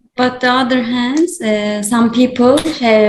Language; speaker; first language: English; non-native, learner; Turkish